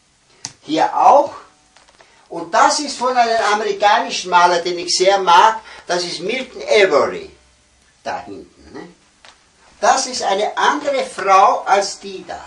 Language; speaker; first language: German; early bilingual, heritage; German